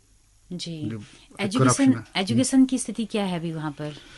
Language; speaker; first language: Hindi; native; Hindi